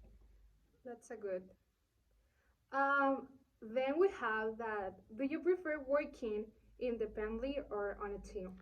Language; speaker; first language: English; non-native, learner; Spanish